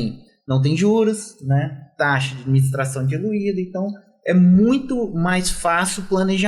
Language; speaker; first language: Portuguese; native; Portuguese